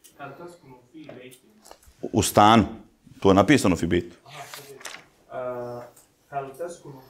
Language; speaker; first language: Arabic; non-native, fluent; Bosnian